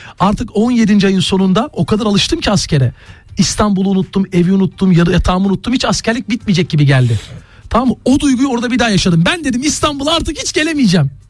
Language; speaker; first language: Turkish; native; Turkish